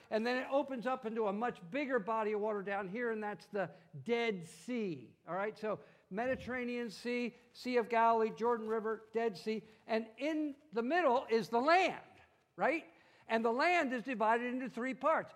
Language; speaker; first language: English; native; English